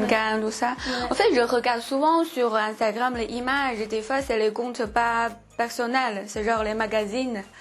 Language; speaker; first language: French; non-native, fluent; Chinese